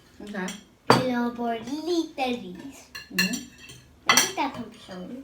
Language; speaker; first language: Swedish; early bilingual, other home language; Thai